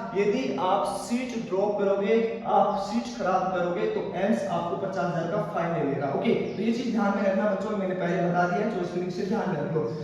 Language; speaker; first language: Hindi; native; Hindi